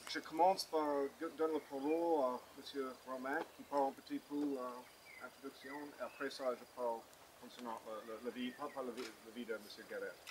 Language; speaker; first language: French; non-native, learner; English